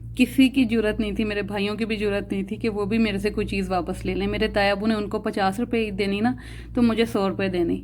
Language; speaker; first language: Urdu; non-native, local second language; Punjabi